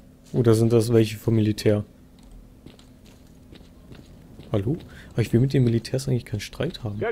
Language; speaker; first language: German; native; German